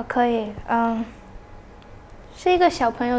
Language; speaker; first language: Chinese; early bilingual, heritage; Chinese